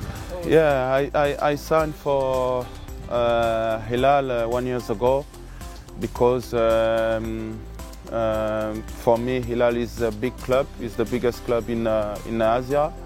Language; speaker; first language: English; non-native, learner; French